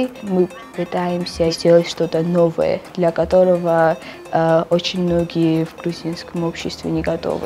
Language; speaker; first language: Russian; non-native, local second language; Georgian